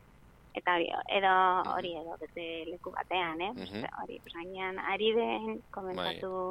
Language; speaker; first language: Basque; non-native, local second language; Spanish